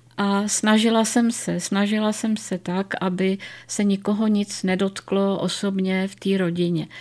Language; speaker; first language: Czech; native; Czech